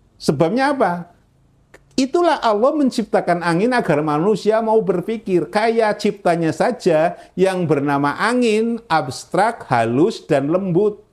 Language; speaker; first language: Indonesian; non-native, local second language; Javanese